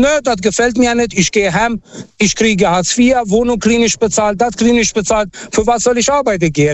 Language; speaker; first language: German; non-native, fluent; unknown